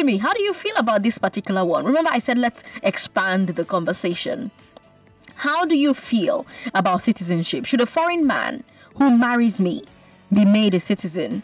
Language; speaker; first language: English; non-native, local second language; Igbo